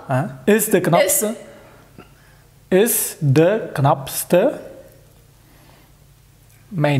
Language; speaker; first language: Dutch; early bilingual, other home language; Turkish